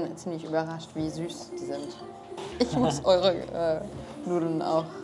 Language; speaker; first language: German; non-native, fluent; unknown